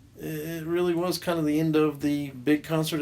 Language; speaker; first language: English; native; English